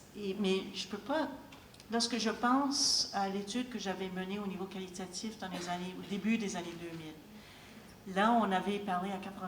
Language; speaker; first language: French; native; French